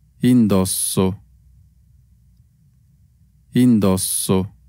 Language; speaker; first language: Italian; non-native, fluent; Spanish